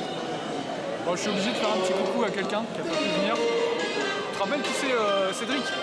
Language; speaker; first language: French; native; French